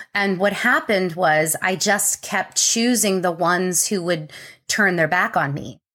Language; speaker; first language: English; native; English